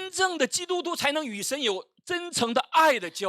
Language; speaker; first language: Chinese; native; Chinese